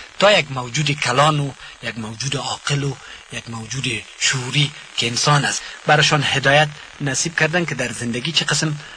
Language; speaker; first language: Persian; non-native, local second language; Pashto